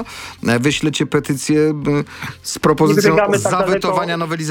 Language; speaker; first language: Polish; native; Polish